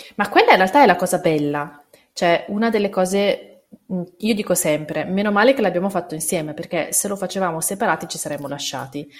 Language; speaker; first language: Italian; early bilingual, other home language; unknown